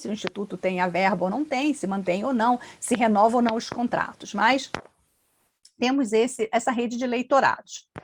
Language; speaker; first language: Portuguese; native; Portuguese